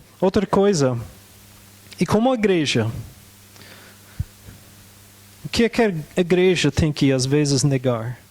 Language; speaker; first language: Portuguese; non-native, fluent; English